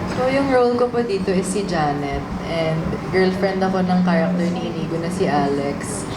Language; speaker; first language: Filipino; native; Filipino